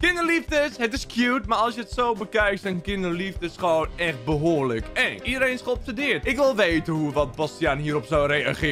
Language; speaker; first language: Dutch; native; Dutch